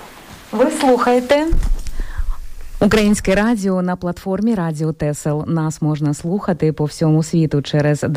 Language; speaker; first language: Ukrainian; native; Ukrainian